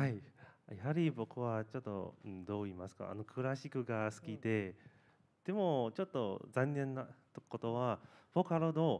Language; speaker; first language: Japanese; non-native, learner; Chinese